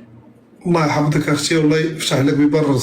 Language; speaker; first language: Arabic; native; Arabic